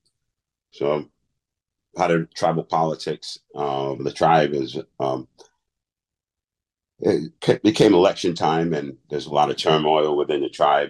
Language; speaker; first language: English; native; English